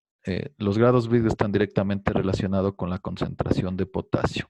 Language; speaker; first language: Spanish; native; Spanish